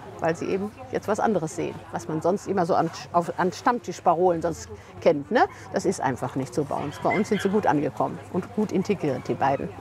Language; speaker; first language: German; native; German